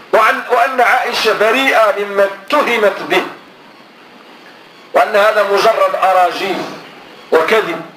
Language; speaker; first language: Arabic; native; Arabic